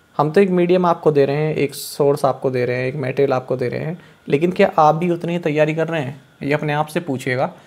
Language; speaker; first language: Hindi; native; Hindi